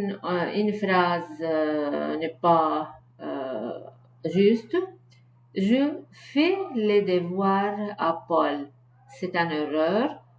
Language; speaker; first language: French; non-native, learner; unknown